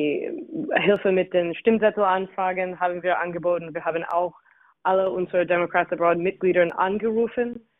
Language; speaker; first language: German; non-native, fluent; English